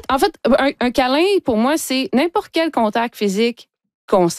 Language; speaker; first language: French; native; French